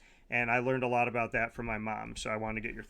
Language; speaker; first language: English; native; English